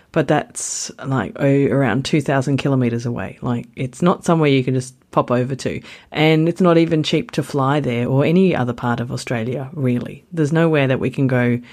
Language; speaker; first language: English; native; English